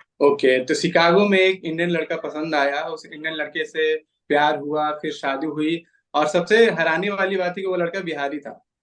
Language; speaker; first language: Hindi; native; Hindi